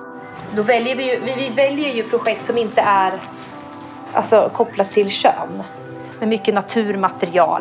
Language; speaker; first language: Swedish; native; Swedish